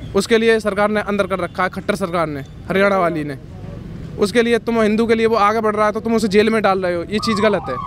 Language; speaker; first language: Hindi; native; Hindi